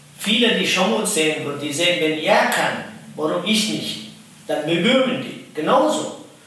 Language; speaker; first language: German; non-native, fluent; Tamil